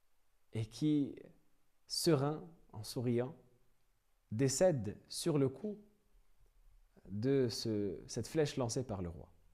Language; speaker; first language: French; native; French